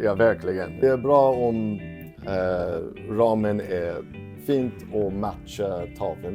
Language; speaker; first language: Swedish; non-native, fluent; English